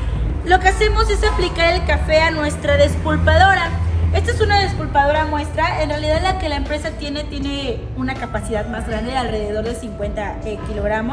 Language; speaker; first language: Spanish; native; Spanish